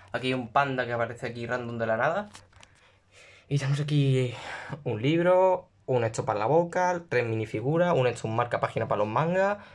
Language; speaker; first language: Spanish; native; Spanish